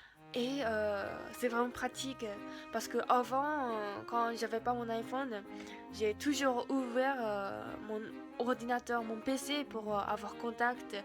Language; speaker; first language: French; non-native, learner; Japanese